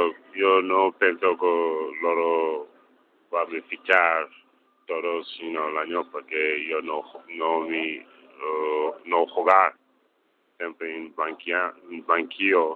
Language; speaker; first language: Spanish; non-native, learner; English